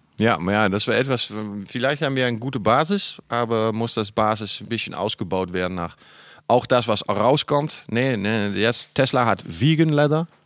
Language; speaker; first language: German; non-native, fluent; Dutch